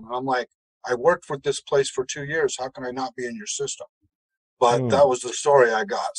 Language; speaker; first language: English; native; English